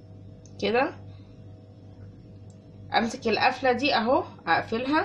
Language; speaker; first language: Arabic; native; Arabic